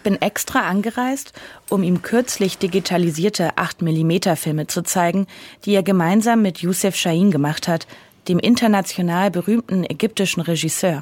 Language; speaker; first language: German; native; German